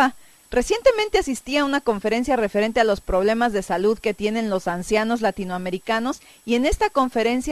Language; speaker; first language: Spanish; native; Spanish